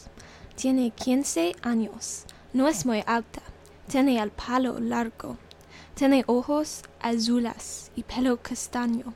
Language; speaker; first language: Spanish; non-native, learner; English